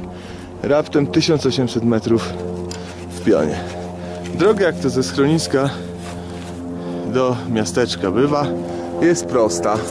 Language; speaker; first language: Polish; native; Polish